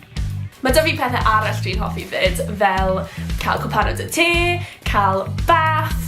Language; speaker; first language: Welsh; non-native, local second language; English